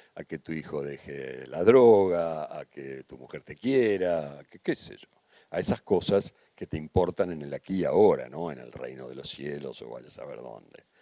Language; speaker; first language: Spanish; native; Spanish